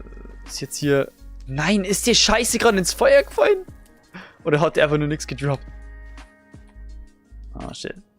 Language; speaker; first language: German; native; German